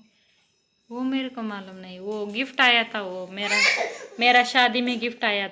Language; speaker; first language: Hindi; non-native, local second language; Kannada